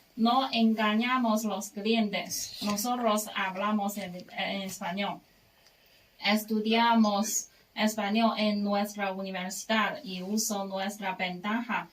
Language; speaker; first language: Spanish; non-native, learner; Chinese